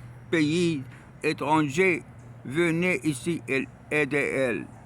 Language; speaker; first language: French; non-native, learner; Arabic